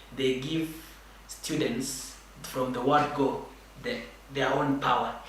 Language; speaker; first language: English; non-native, local second language; Kalenjin